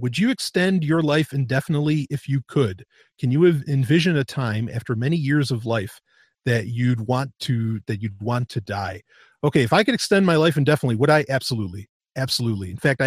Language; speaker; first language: English; native; English